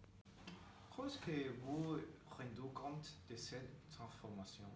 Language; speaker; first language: French; non-native, learner; Spanish